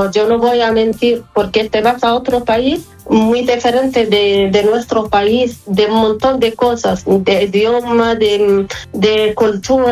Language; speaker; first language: Spanish; non-native, fluent; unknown